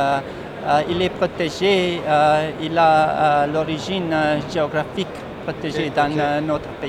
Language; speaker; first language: French; non-native, learner; Bosnian